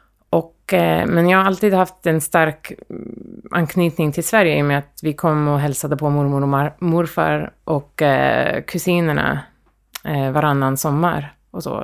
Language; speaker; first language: Swedish; early bilingual, heritage; Swedish